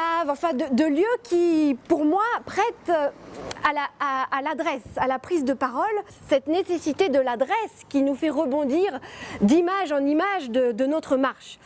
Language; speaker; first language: French; native; French